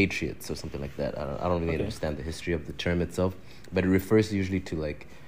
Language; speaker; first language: English; non-native, local second language; Swahili